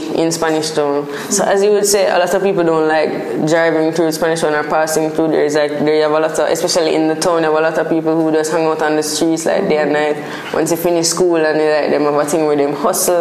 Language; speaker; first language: English; non-native, local second language; Jamaican Creole English